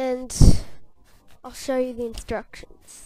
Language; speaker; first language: English; native; English